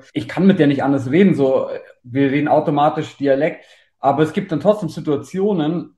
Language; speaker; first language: German; native; German